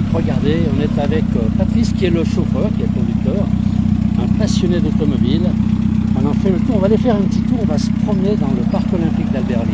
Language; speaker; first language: French; native; French